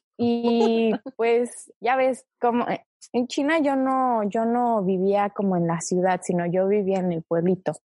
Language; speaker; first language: Spanish; early bilingual, other home language; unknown